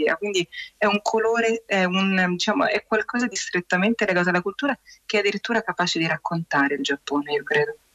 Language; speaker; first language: Italian; native; Italian